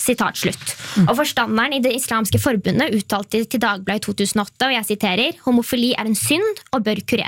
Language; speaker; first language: Norwegian; native; Norwegian